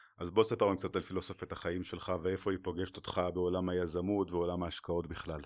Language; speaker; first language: Hebrew; native; Hebrew